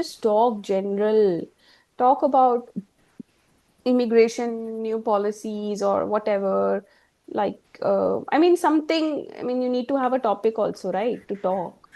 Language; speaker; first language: English; non-native, fluent; Hindi